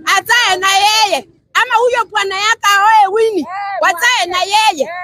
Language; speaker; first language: Swahili; non-native, local second language; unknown